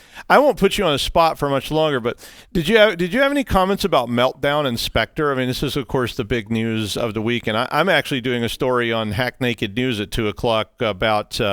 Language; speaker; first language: English; native; English